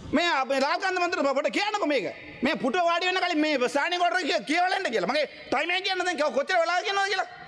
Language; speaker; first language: Sinhala; non-native, local second language; Tamil